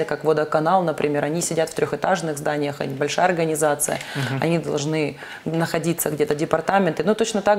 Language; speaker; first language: Russian; native; Russian